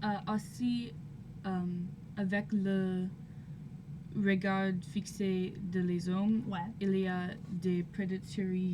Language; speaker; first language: French; non-native, learner; English